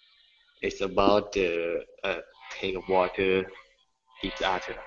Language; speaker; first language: English; non-native, learner; Thai